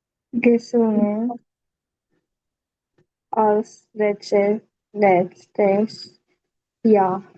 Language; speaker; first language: German; non-native, learner; Filipino